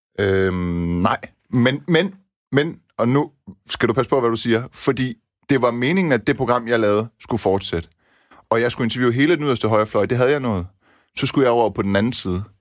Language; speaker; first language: Danish; early bilingual, other home language; Persian